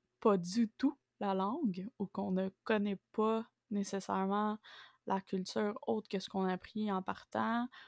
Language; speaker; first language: French; early bilingual, other home language; Spanish